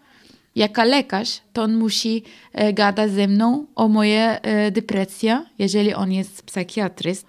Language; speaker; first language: Polish; non-native, learner; Arabic